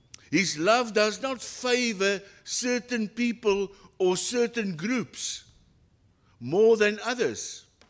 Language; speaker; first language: English; non-native, local second language; Afrikaans